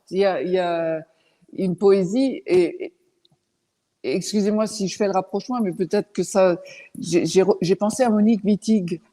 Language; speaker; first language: French; non-native, local second language; Swiss German